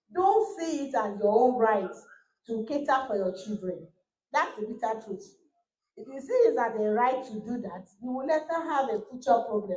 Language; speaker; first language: English; non-native, local second language; Yoruba